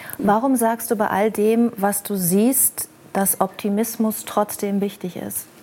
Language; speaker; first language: German; native; German